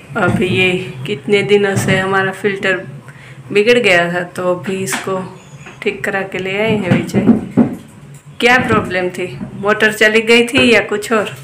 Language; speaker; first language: Hindi; non-native, local second language; Gujarati